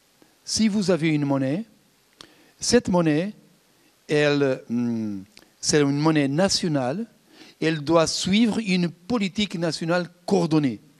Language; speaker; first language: French; non-native, fluent; Portuguese